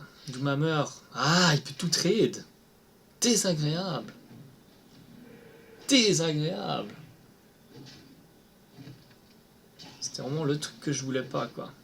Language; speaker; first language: French; native; French